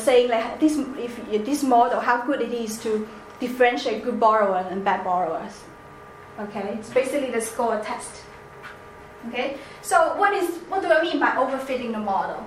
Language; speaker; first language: English; non-native, fluent; Chinese